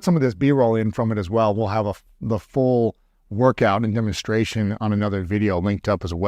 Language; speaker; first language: English; native; English